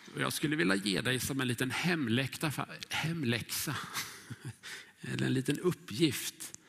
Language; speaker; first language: Swedish; native; Swedish